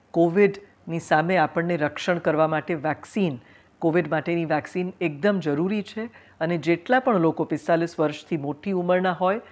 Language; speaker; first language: Gujarati; non-native, fluent; Tamil